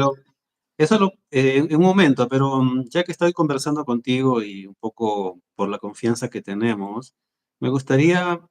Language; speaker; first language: Spanish; native; Spanish